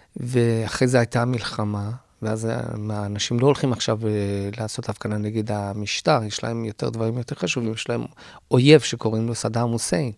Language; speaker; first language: Hebrew; non-native, fluent; Persian